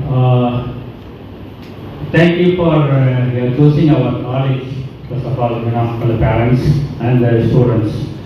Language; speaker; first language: English; non-native, local second language; Tamil